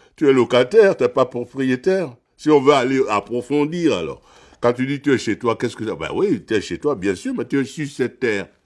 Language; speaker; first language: French; non-native, local second language; Duala